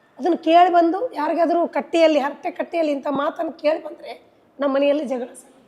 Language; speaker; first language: Kannada; native; Kannada